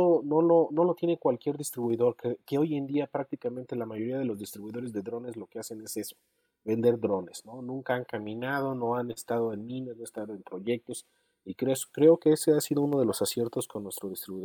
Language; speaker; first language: Spanish; native; Spanish